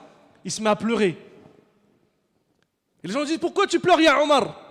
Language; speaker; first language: French; native; French